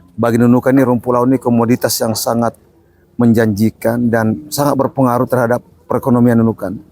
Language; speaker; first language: Indonesian; non-native, local second language; Buginese